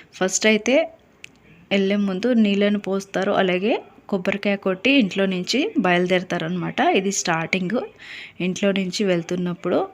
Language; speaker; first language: Telugu; native; Telugu